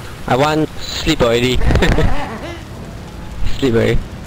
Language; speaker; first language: English; non-native, local second language; Chinese